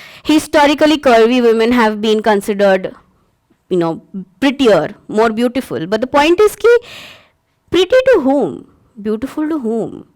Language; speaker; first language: English; non-native, local second language; Bangla